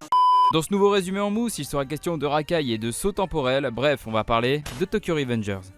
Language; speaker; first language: French; native; French